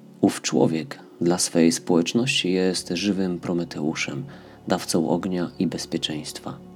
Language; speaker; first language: Polish; native; Polish